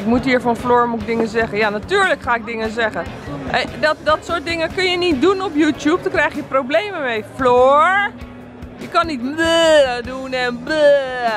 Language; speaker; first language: Dutch; native; Dutch